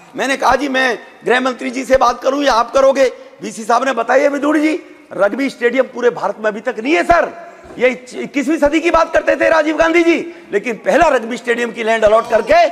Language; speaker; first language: Hindi; native; Hindi